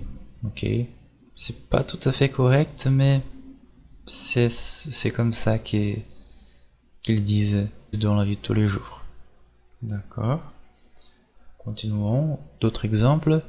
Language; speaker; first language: French; non-native, fluent; Portuguese